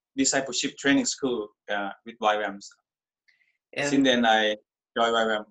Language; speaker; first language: English; non-native, learner; Thai